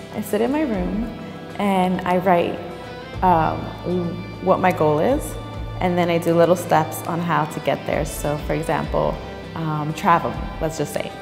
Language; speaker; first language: English; native; English